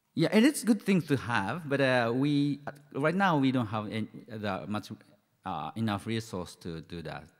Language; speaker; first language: English; non-native, fluent; Japanese